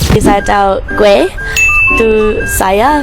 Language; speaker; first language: Indonesian; non-native, learner; English